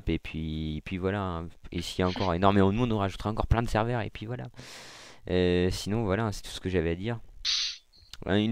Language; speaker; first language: French; native; French